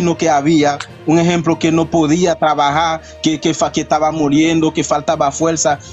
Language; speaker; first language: Spanish; non-native, fluent; Haitian Creole